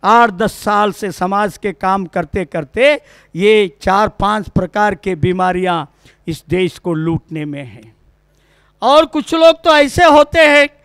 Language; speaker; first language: Hindi; non-native, local second language; Kannada